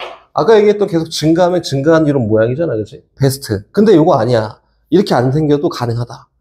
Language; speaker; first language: Korean; native; Korean